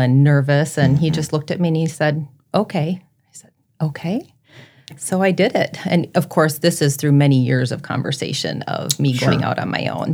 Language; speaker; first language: English; native; English